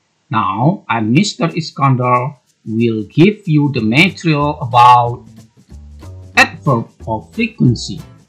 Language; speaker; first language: English; non-native, fluent; Indonesian